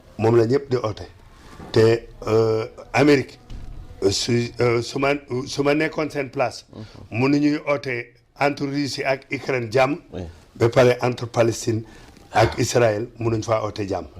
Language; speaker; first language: Wolof; non-native, local second language; Serer